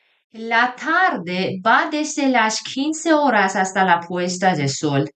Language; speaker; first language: Spanish; non-native, fluent; Persian